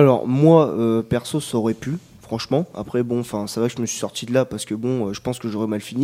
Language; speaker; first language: French; native; French